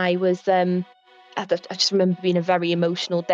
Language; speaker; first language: English; native; English